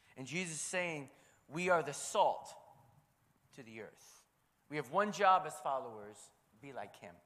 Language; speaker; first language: English; native; English